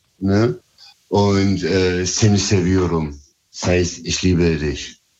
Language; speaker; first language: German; early bilingual, other home language; Turkish